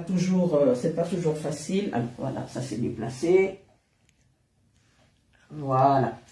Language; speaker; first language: French; native; French